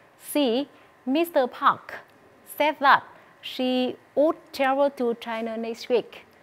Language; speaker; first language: English; non-native, fluent; Vietnamese